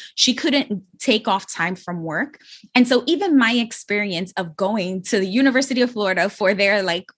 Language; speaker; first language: English; native; English